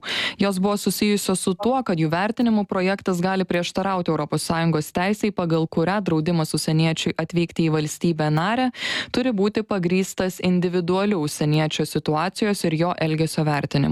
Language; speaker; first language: Lithuanian; native; Lithuanian